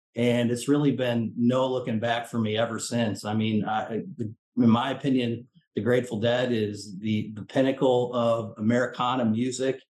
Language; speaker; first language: English; native; English